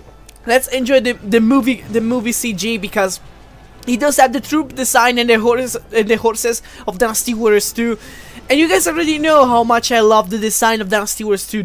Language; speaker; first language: English; non-native, fluent; Italian